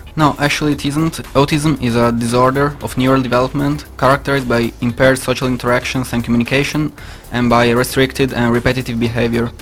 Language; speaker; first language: English; non-native, learner; Italian